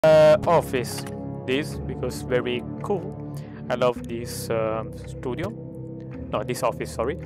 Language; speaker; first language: English; non-native, learner; Italian